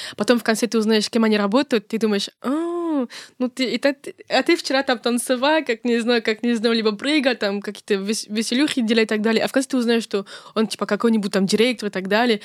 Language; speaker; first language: Russian; non-native, fluent; French